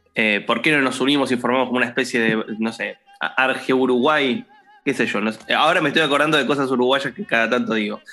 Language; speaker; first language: Spanish; native; Spanish